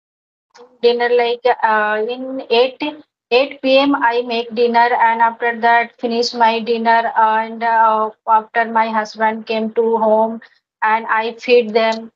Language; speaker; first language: English; non-native, learner; Hindi